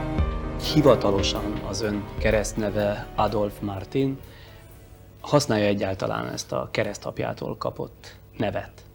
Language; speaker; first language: Hungarian; native; Hungarian